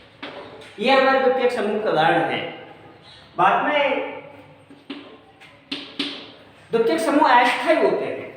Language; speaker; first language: Hindi; native; Hindi